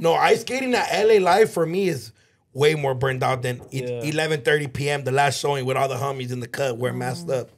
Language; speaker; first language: English; early bilingual, other home language; Spanish